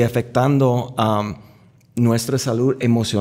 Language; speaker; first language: Spanish; non-native, fluent; English